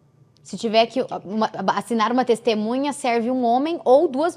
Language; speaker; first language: Portuguese; native; Portuguese